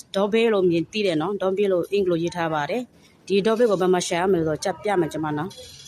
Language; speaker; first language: Burmese; native; Burmese